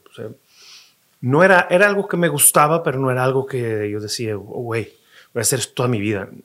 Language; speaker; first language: Spanish; non-native, fluent; Portuguese